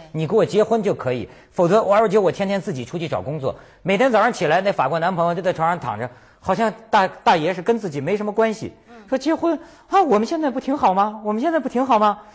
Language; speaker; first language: Chinese; native; Chinese